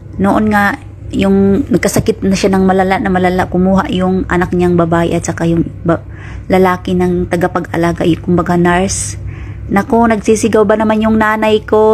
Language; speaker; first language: Filipino; non-native, local second language; Cebuano